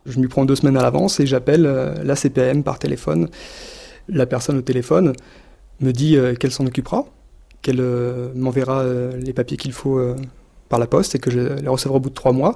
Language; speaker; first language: French; native; French